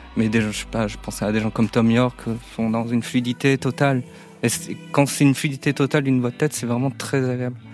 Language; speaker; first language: French; native; French